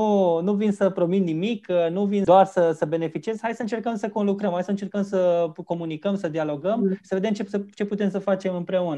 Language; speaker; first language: Romanian; native; Romanian